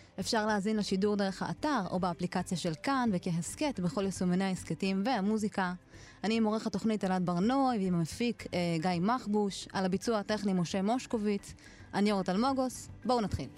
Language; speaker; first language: Hebrew; native; Hebrew